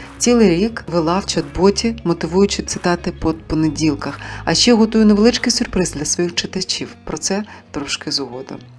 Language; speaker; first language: Ukrainian; non-native, local second language; Russian